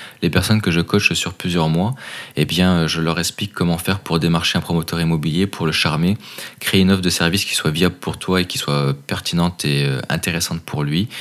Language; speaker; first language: French; native; French